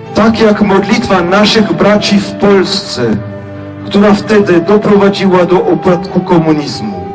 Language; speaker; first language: Polish; non-native, fluent; French